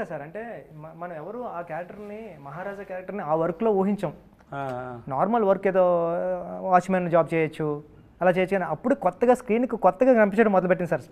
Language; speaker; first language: Telugu; native; Telugu